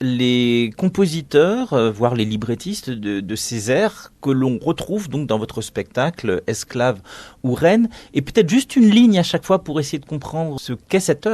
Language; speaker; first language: French; native; French